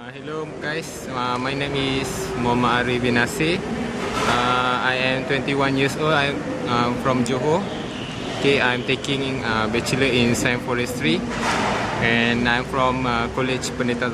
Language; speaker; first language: English; non-native, local second language; Malay